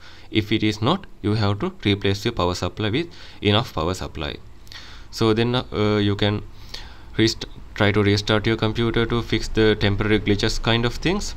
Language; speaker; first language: English; non-native, fluent; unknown